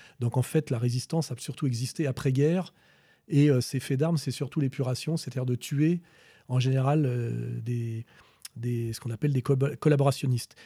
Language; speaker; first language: French; native; French